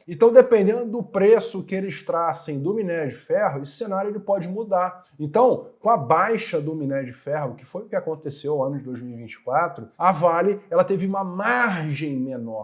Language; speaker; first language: Portuguese; native; Portuguese